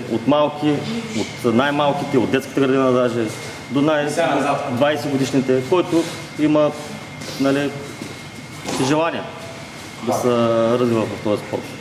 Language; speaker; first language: Bulgarian; native; Bulgarian